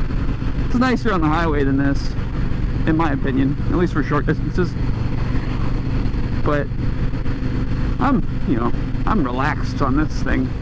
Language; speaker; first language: English; native; English